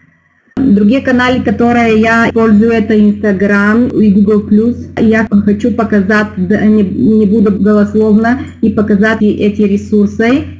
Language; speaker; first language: Russian; non-native, learner; Bulgarian